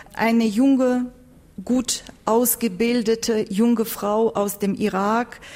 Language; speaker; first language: German; non-native, fluent; Turkish